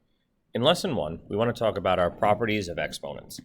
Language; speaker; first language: English; native; English